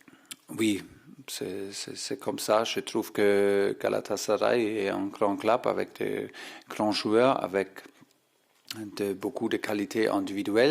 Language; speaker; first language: French; non-native, fluent; German